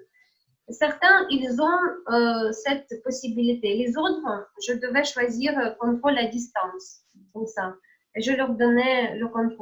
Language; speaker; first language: French; non-native, fluent; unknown